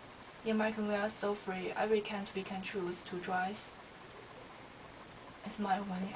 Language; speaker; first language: English; non-native, learner; Chinese